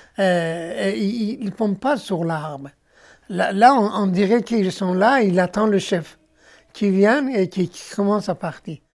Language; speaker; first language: French; non-native, fluent; Persian